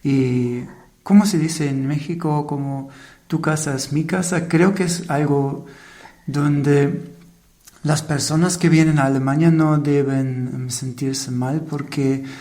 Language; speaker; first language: Spanish; non-native, fluent; German